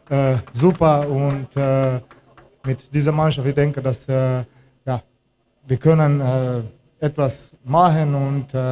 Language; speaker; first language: German; non-native, learner; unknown